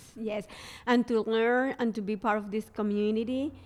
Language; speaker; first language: English; non-native, fluent; Spanish